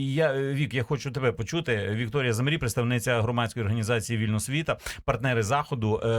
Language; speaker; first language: Ukrainian; native; Ukrainian